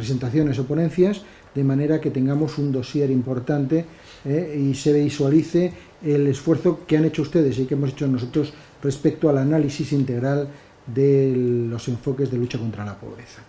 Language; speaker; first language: Spanish; native; Spanish